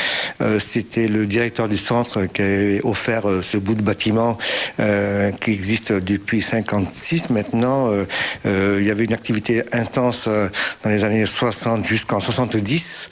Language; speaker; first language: French; early bilingual, other home language; Vietnamese